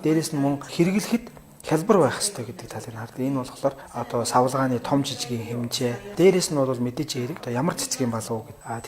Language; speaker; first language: Mongolian; non-native, fluent; Japanese